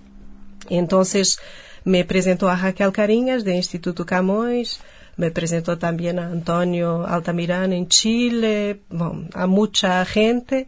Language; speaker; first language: Spanish; non-native, fluent; Portuguese